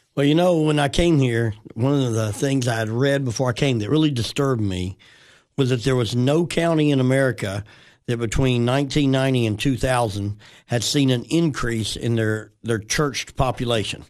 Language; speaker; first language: English; native; English